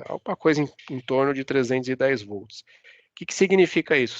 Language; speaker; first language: Portuguese; native; Portuguese